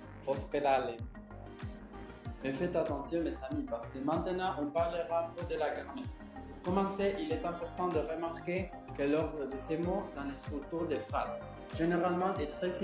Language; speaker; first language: French; non-native, learner; Spanish